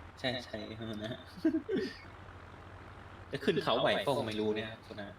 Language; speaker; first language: Thai; native; Thai